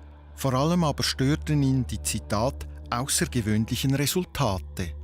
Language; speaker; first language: German; native; German